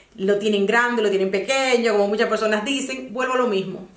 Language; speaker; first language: Spanish; native; Spanish